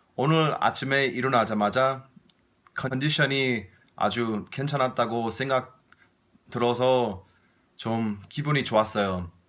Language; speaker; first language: Korean; non-native, fluent; English